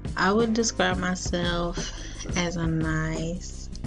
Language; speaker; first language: English; native; English